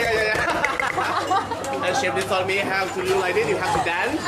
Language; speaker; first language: English; non-native, learner; Thai